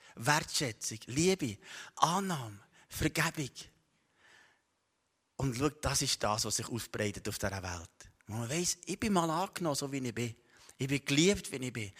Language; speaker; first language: German; native; German